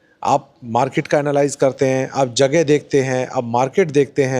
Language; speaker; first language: Hindi; native; Hindi